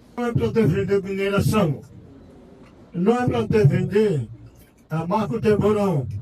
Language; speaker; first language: Portuguese; non-native, local second language; Yanomámi